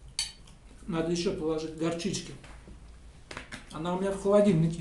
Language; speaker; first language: Russian; native; Russian